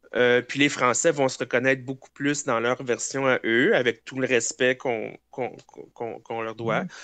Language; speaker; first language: French; native; French